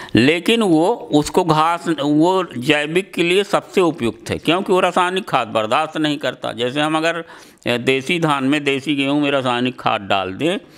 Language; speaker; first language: Hindi; native; Hindi